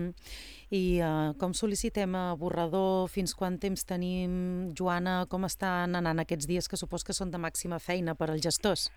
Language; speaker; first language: Catalan; native; Catalan